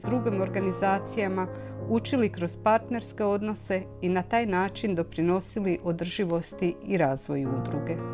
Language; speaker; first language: Croatian; native; Croatian